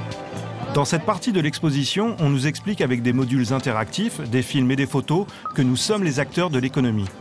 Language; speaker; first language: French; native; French